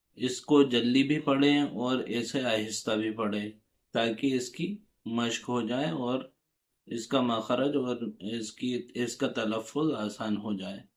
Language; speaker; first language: Urdu; native; Urdu